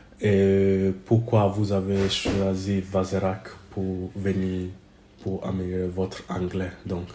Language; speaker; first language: French; non-native, fluent; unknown